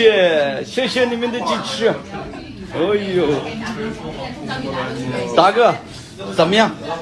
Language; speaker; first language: Chinese; non-native, local second language; Uyghur